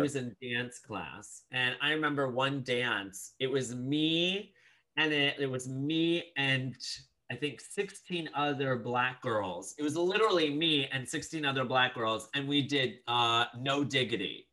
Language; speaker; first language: English; native; English